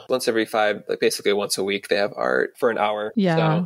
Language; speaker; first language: English; native; English